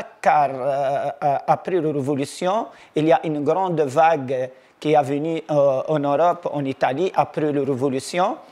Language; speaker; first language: French; non-native, local second language; Arabic